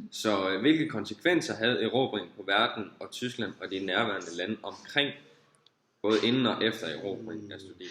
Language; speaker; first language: Danish; native; Danish